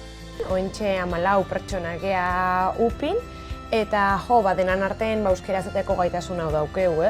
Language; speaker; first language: Basque; native; Basque